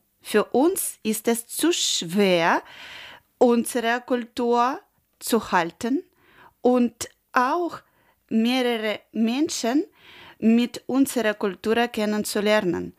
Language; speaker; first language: German; non-native, learner; Ukrainian